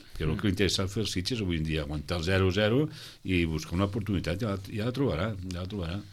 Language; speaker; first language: Catalan; native; Catalan